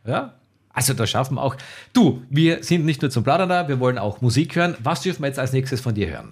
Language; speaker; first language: German; native; German